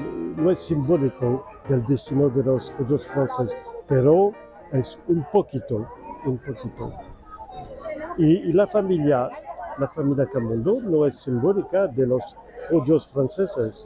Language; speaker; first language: Spanish; non-native, fluent; French